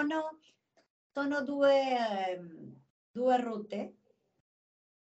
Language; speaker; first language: Italian; non-native, learner; Spanish